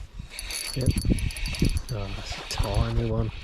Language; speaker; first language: English; native; English